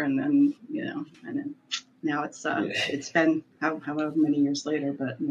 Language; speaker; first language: English; native; English